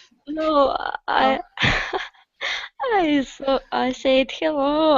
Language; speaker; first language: English; non-native, learner; Russian